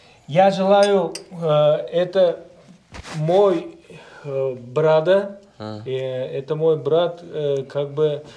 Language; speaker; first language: Russian; non-native, local second language; Uzbek